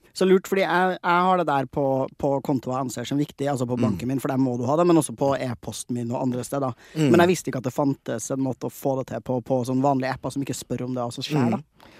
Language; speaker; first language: Norwegian; native; Norwegian